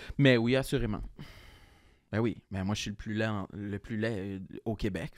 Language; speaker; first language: French; native; French